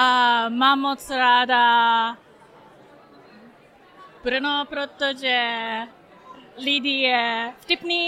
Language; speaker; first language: Czech; non-native, learner; Japanese